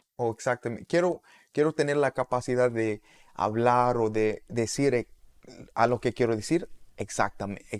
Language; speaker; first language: Spanish; non-native, learner; English